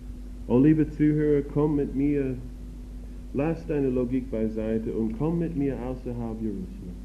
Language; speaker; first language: German; non-native, fluent; English